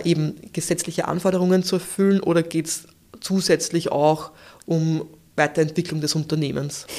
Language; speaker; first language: German; native; German